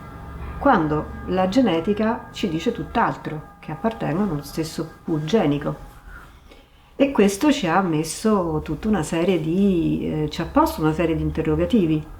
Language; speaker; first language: Italian; native; Italian